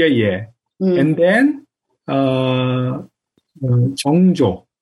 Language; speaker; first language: English; non-native, fluent; Korean